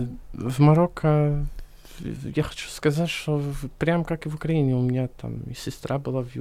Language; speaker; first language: Russian; non-native, fluent; Arabic